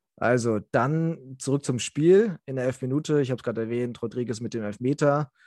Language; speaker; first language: German; native; German